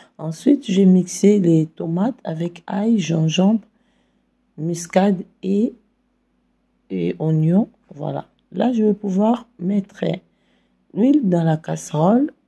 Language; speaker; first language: French; non-native, local second language; Lingala